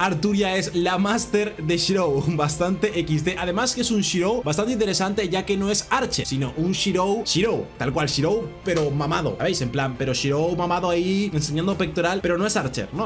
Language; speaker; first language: Spanish; native; Spanish